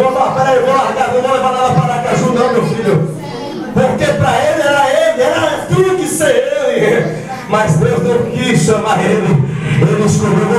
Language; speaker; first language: Portuguese; native; Portuguese